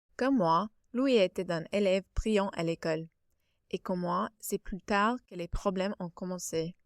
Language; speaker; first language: French; native; French